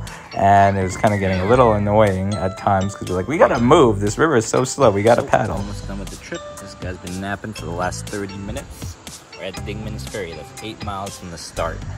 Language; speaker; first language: English; native; English